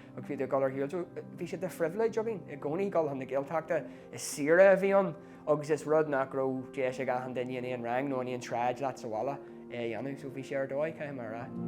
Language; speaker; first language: Irish; non-native, local second language; English